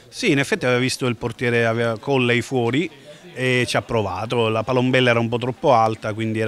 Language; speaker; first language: Italian; native; Italian